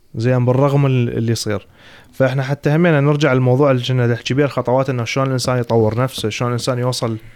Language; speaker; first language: Arabic; native; Arabic